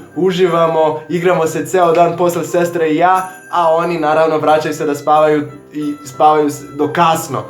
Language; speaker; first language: Bosnian; non-native, fluent; Portuguese